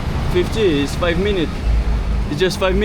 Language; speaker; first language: English; non-native, learner; French